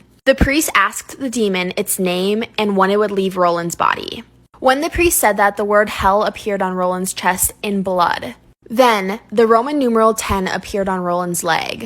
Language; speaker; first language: English; native; English